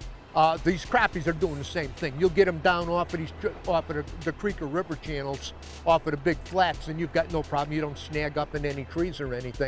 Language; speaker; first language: English; native; English